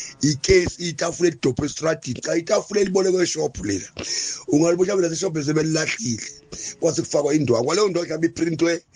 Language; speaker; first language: Zulu; native; Zulu